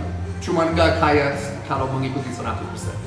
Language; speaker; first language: Indonesian; non-native, fluent; English